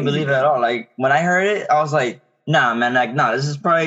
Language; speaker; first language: English; native; English